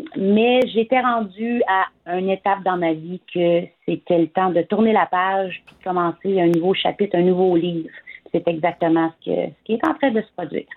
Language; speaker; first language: French; native; French